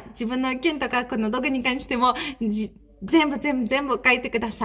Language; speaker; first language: Japanese; non-native, fluent; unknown